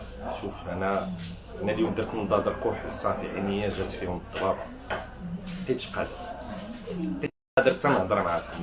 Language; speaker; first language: Arabic; native; Arabic